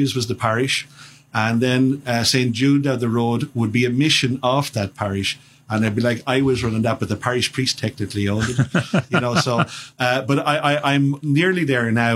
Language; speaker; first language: English; native; English